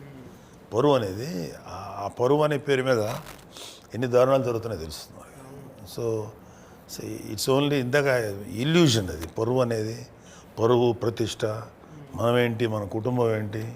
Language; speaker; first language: Telugu; native; Telugu